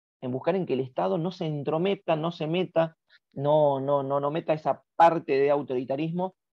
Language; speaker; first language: Spanish; native; Spanish